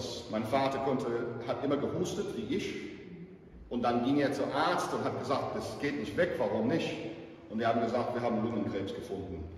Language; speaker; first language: German; non-native, fluent; English